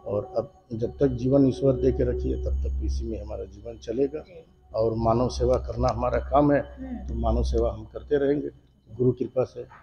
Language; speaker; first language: Hindi; non-native, local second language; Bangla